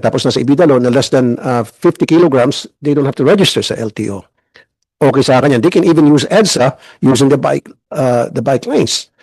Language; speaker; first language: English; non-native, local second language; Filipino